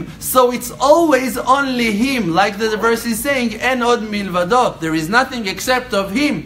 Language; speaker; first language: English; non-native, fluent; Hebrew